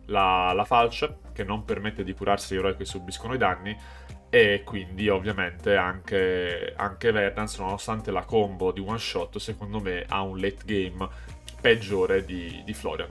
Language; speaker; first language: Italian; native; Italian